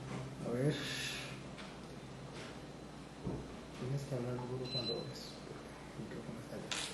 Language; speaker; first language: Spanish; native; Spanish